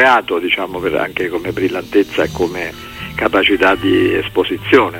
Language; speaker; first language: Italian; native; Italian